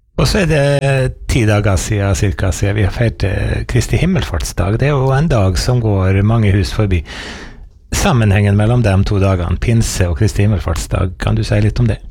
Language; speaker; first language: Norwegian; native; Norwegian